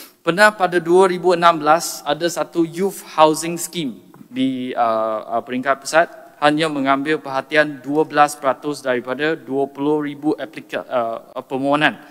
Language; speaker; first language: Malay; non-native, local second language; Chinese